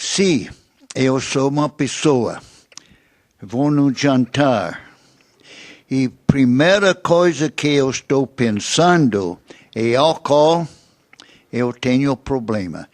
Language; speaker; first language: Portuguese; non-native, fluent; English